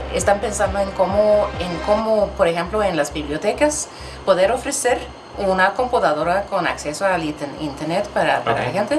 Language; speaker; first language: Spanish; non-native, fluent; Swedish